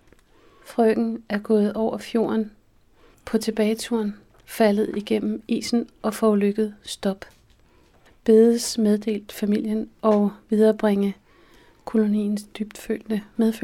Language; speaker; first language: Danish; native; Danish